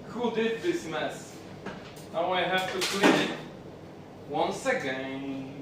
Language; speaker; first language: English; non-native, learner; Polish